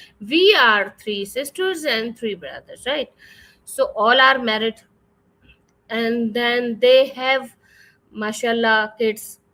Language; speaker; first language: English; non-native, fluent; Urdu